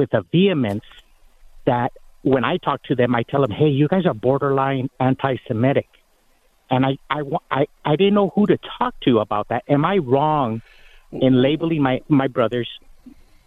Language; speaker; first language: English; non-native, fluent; Spanish